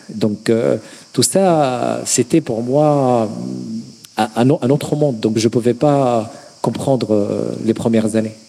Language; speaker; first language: French; non-native, fluent; Arabic